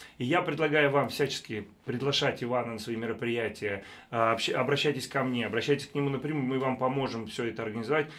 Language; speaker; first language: Russian; native; Russian